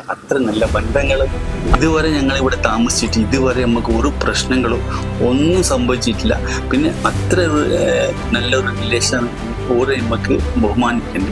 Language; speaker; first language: Malayalam; non-native, local second language; Gujarati